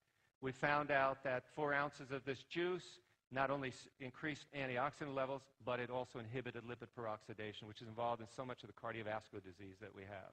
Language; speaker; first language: English; native; English